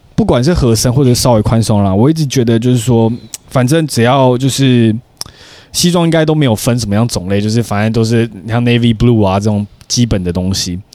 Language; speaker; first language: Chinese; native; Chinese